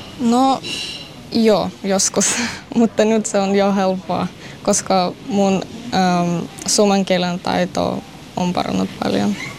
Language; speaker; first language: Finnish; non-native, learner; Russian